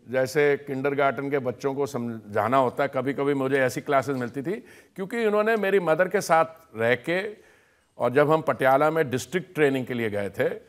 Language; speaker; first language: Hindi; native; Hindi